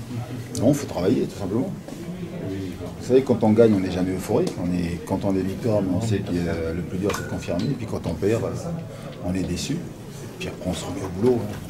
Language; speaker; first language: French; native; French